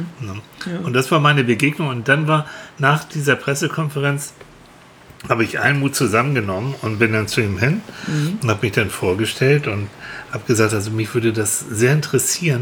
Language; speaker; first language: German; native; German